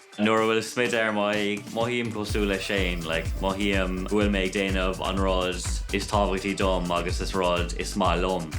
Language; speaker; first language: Irish; non-native, local second language; English